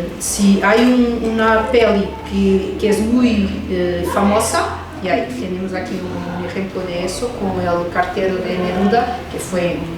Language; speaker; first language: Spanish; non-native, fluent; Portuguese